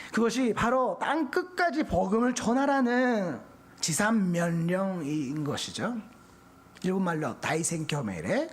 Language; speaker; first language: Korean; non-native, fluent; Japanese